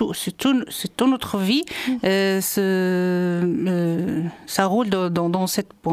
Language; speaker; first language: French; non-native, local second language; Arabic